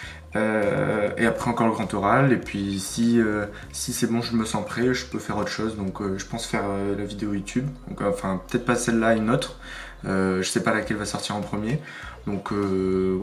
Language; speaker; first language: French; native; French